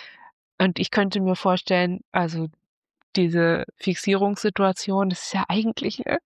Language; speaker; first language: German; native; German